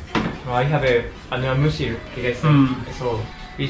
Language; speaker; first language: German; non-native, learner; Japanese